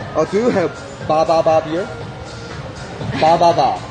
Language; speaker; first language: English; non-native, learner; Korean